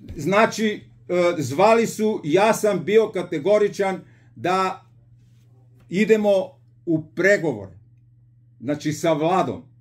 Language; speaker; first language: Croatian; native; Croatian